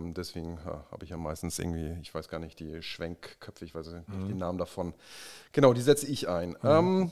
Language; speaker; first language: German; native; German